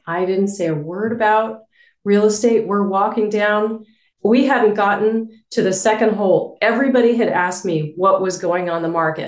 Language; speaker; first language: English; native; English